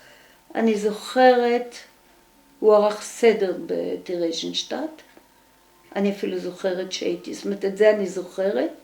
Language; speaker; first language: Hebrew; early bilingual, other home language; Dutch